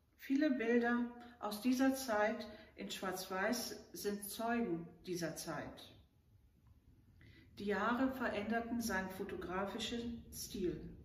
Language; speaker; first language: German; native; German